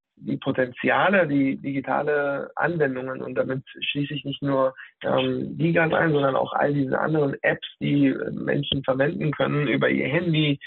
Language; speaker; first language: German; native; German